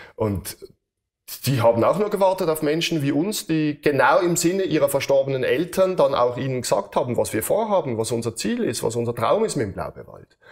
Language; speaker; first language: German; native; German